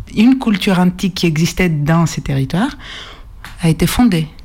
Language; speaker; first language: French; non-native, fluent; Greek